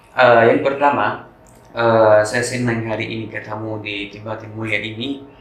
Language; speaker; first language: Indonesian; non-native, fluent; Arabic